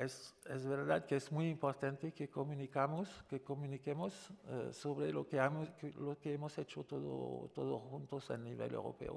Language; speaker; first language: Spanish; non-native, fluent; French